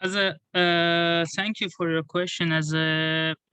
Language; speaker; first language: English; non-native, fluent; Azerbaijani